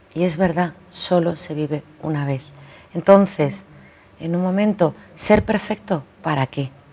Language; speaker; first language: Spanish; native; Spanish